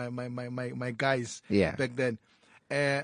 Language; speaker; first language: English; non-native, local second language; Northern Sotho